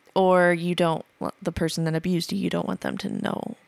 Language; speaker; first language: English; native; English